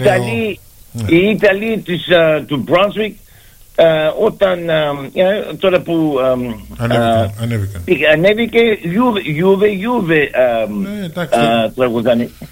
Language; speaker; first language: Greek; early bilingual, heritage; Greek